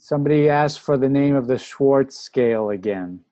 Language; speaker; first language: English; native; English